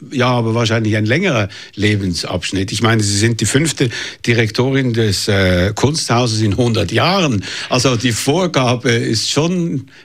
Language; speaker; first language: German; native; German